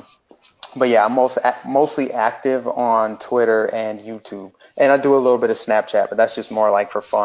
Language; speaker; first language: English; native; English